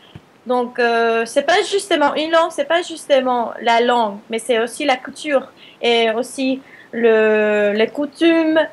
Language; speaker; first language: French; non-native, fluent; Spanish